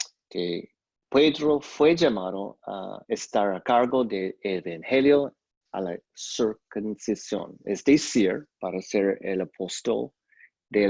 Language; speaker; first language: Spanish; non-native, fluent; English